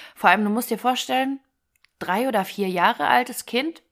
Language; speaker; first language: German; early bilingual, other home language; Ukrainian